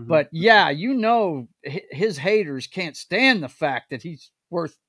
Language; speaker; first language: English; native; English